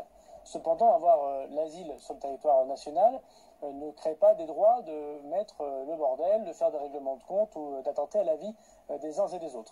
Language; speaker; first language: French; native; French